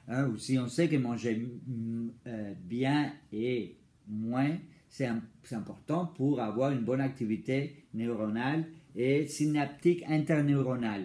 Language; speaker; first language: French; non-native, fluent; Spanish